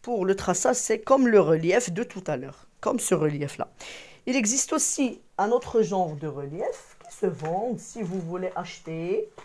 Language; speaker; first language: French; non-native, local second language; Arabic